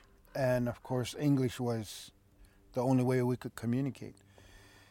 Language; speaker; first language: English; early bilingual, other home language; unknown